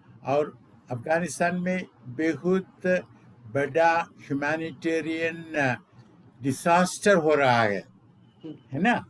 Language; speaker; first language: Hindi; non-native, local second language; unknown